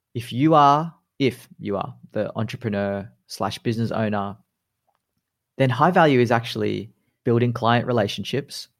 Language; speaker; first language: English; native; English